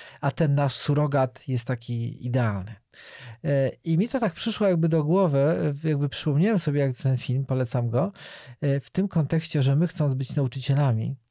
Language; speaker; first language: Polish; native; Polish